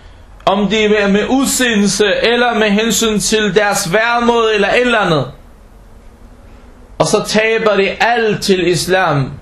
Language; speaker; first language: Danish; early bilingual, other home language; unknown